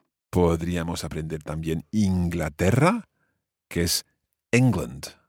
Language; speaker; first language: Spanish; non-native, fluent; English